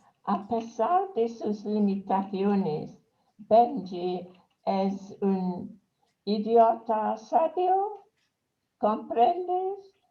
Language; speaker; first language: Spanish; non-native, fluent; English